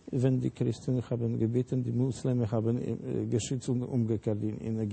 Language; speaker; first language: German; non-native, fluent; Polish